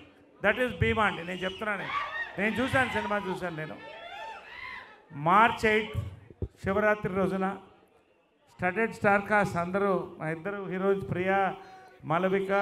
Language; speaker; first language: Telugu; native; Telugu